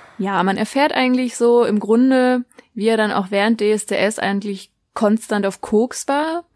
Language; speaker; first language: German; native; German